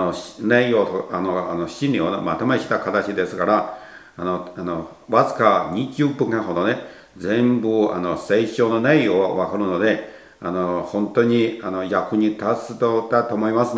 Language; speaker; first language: Japanese; non-native, learner; Chinese